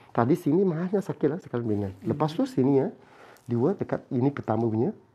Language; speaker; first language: Malay; non-native, local second language; Chinese